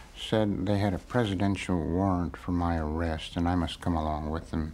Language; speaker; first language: English; native; English